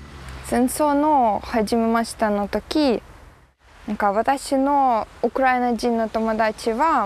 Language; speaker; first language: Japanese; non-native, learner; Ukrainian